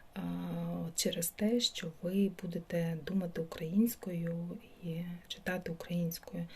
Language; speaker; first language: Ukrainian; non-native, local second language; Russian